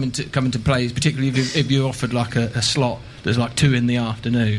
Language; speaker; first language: English; native; English